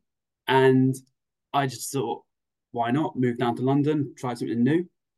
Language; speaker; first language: English; native; English